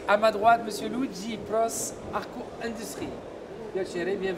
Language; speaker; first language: French; native; French